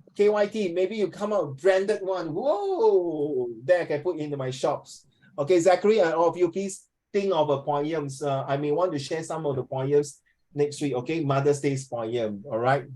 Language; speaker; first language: English; non-native, local second language; Chinese